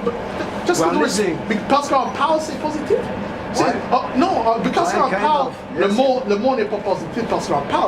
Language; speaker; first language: French; non-native, learner; English